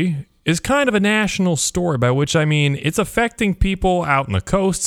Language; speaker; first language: English; native; English